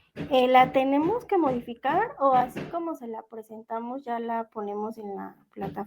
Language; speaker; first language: Spanish; native; Spanish